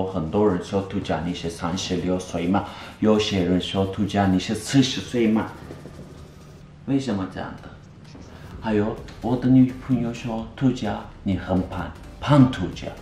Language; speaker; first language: Chinese; non-native, learner; Turkish